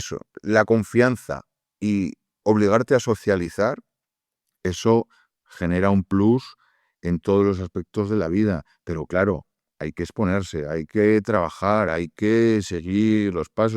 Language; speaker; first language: Spanish; native; Spanish